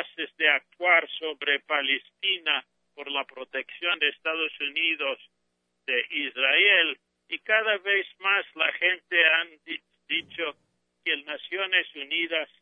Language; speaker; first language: Spanish; non-native, fluent; English